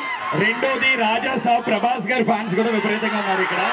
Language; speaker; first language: Telugu; native; Telugu